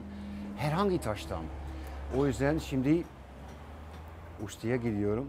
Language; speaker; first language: Turkish; non-native, fluent; Dutch